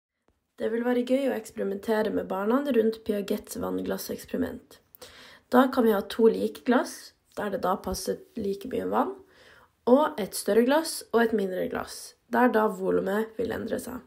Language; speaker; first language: Norwegian; native; Norwegian